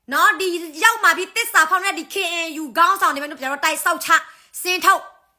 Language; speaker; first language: Burmese; non-native, local second language; S'gaw Karen